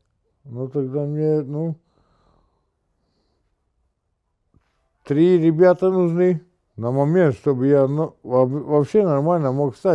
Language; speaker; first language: Russian; native; Russian